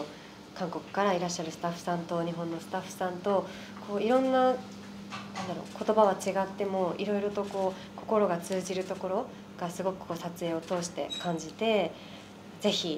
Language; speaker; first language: Japanese; native; Japanese